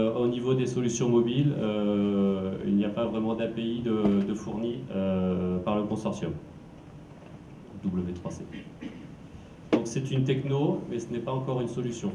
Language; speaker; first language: French; native; French